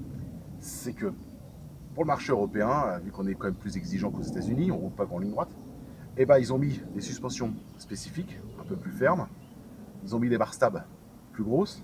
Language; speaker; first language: French; native; French